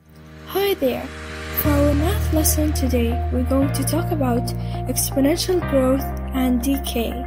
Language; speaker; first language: English; non-native, fluent; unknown